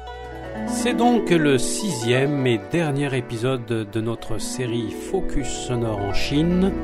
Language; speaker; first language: French; native; French